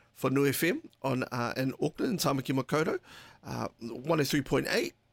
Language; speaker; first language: English; native; English